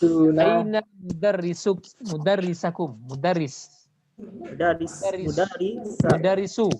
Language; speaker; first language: Arabic; non-native, fluent; Indonesian